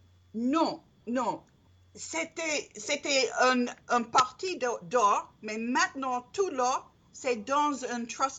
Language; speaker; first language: French; non-native, learner; English